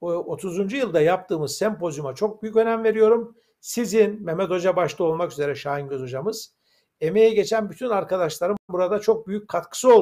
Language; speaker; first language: Turkish; native; Turkish